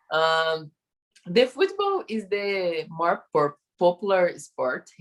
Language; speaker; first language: English; non-native, learner; Portuguese